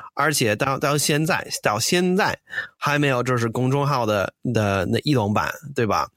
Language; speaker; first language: Chinese; non-native, fluent; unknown